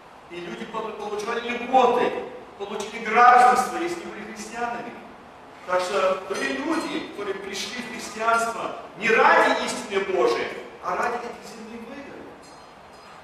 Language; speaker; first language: Russian; early bilingual, heritage; Russian